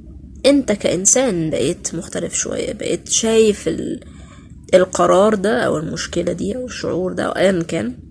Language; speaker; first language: Arabic; native; Arabic